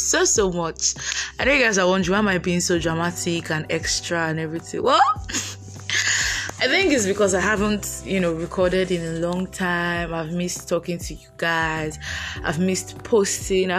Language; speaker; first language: English; non-native, local second language; Yoruba